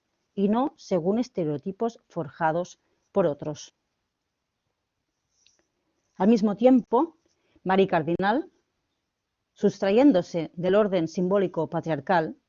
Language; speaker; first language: Spanish; native; Spanish